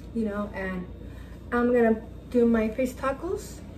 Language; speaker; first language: English; early bilingual, other home language; Spanish